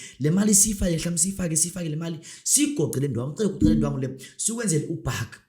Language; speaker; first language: Zulu; non-native, local second language; Northern Sotho